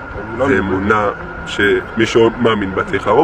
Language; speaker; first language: Hebrew; native; Hebrew